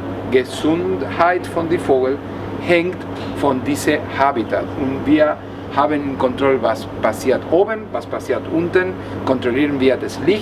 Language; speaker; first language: German; non-native, learner; Spanish